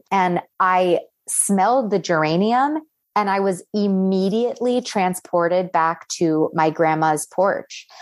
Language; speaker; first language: English; early bilingual, other home language; Italian